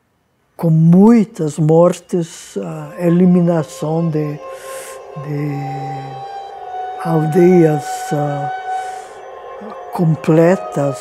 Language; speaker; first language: Portuguese; non-native, fluent; Hungarian